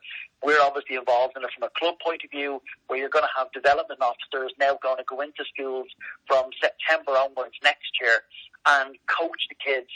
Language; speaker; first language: English; native; English